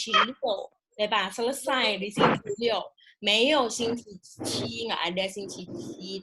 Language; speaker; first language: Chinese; non-native, fluent; Indonesian